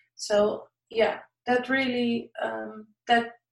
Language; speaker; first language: English; non-native, fluent; Dutch